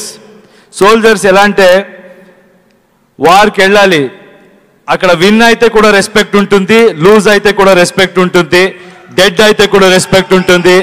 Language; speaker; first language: Telugu; non-native, learner; Kannada